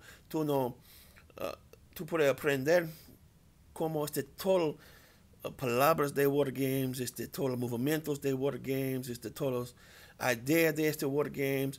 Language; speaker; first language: Spanish; non-native, learner; English